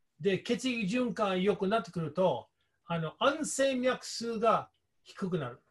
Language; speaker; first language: Japanese; non-native, fluent; English